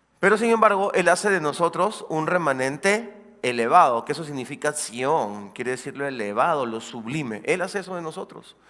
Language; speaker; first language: Spanish; native; Spanish